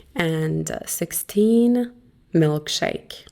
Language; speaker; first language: English; non-native, fluent; Persian